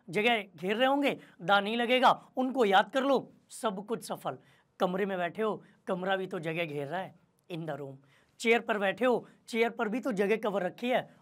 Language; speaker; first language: Hindi; native; Hindi